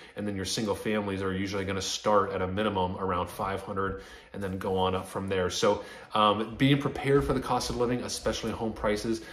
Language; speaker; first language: English; native; English